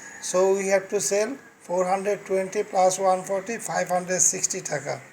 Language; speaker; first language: English; non-native, fluent; Bangla